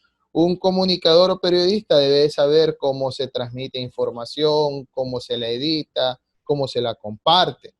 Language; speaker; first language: Spanish; native; Spanish